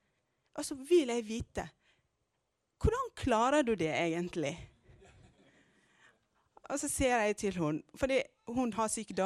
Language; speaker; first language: Norwegian; non-native, fluent; Amharic